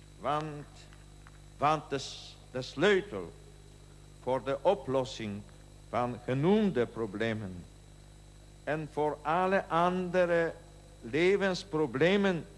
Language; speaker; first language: Dutch; non-native, learner; Polish